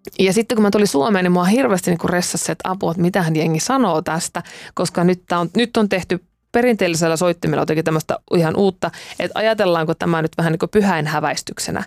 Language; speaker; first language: Finnish; native; Finnish